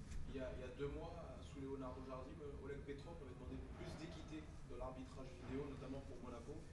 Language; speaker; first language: French; native; French